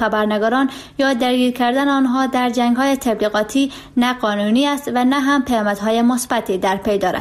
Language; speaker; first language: Persian; native; Persian